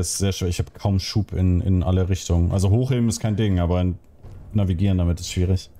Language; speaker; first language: German; native; German